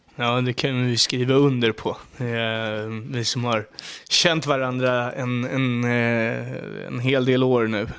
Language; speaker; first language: Swedish; native; Swedish